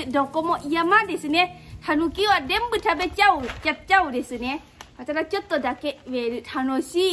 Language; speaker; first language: Japanese; non-native, local second language; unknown